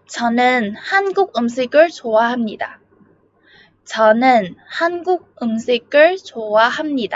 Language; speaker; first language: Korean; non-native, fluent; Vietnamese